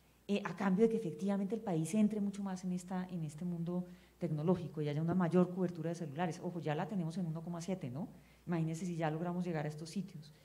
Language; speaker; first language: Spanish; native; Spanish